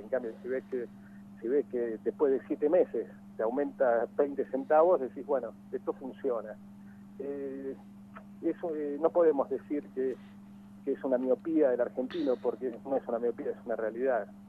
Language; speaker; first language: Spanish; native; Spanish